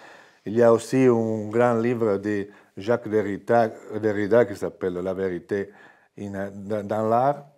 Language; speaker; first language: French; non-native, fluent; Italian